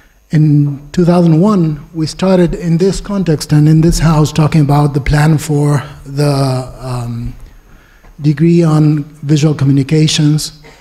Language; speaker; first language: English; non-native, fluent; Spanish